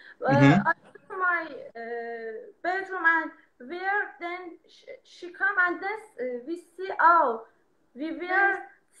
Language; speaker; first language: English; non-native, learner; Persian